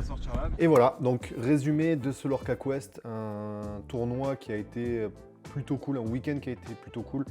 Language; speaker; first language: French; native; French